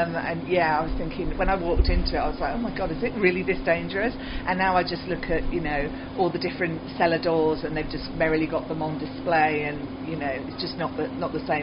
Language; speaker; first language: English; native; English